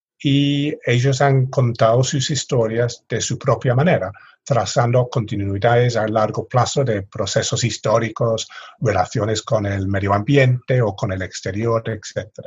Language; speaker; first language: Spanish; non-native, fluent; English